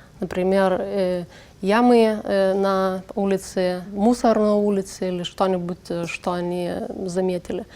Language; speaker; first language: Russian; non-native, learner; Lithuanian